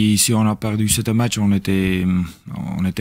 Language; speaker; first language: French; non-native, learner; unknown